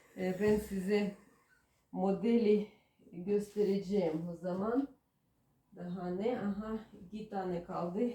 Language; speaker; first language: Turkish; non-native, learner; Russian